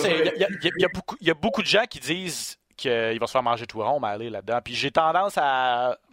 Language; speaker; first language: French; native; French